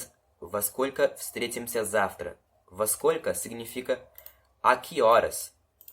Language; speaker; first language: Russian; non-native, fluent; Portuguese